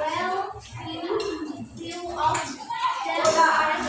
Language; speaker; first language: English; non-native, learner; Indonesian